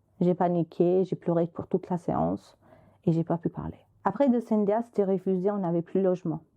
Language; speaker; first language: French; non-native, fluent; Albanian